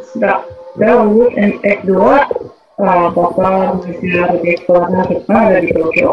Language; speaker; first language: Indonesian; non-native, fluent; Japanese